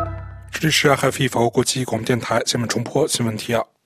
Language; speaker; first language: Chinese; native; Chinese